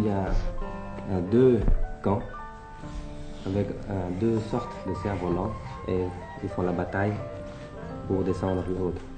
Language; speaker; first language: French; early bilingual, other home language; Thai